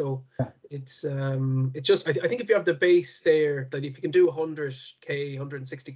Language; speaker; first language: English; native; English